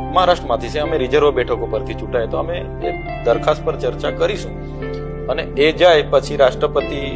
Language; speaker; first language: Gujarati; non-native, local second language; Bhili